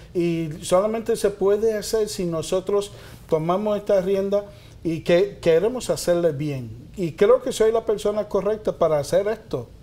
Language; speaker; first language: Spanish; early bilingual, heritage; Spanish